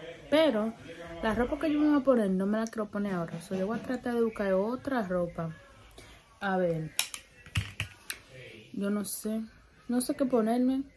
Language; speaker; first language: Spanish; early bilingual, heritage; Spanish